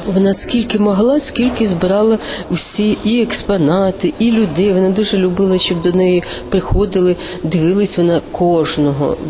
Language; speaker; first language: Ukrainian; native; Ukrainian